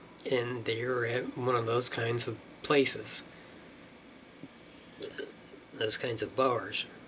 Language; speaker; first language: English; native; English